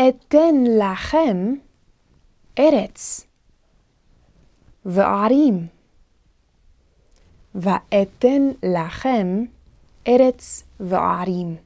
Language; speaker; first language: Hebrew; non-native, fluent; English